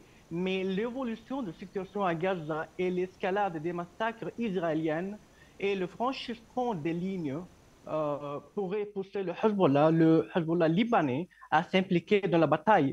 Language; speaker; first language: French; non-native, learner; Arabic